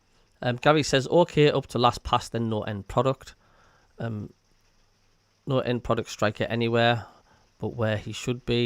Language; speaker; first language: English; native; English